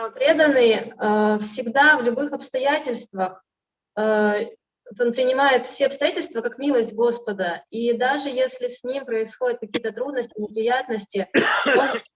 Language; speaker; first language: Russian; native; Russian